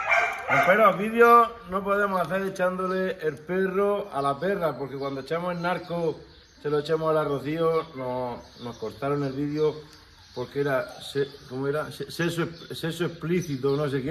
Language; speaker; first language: Spanish; native; Spanish